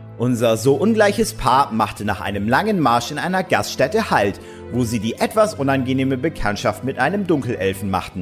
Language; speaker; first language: German; native; German